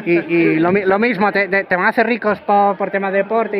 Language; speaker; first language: Spanish; native; Spanish